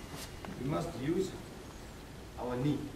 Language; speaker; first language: English; non-native, learner; German